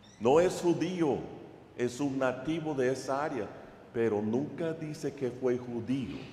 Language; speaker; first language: Spanish; non-native, fluent; English